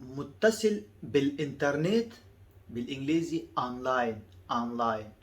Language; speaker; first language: Arabic; non-native, fluent; Pashto